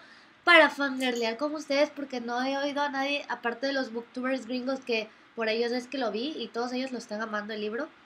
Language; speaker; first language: Spanish; native; Spanish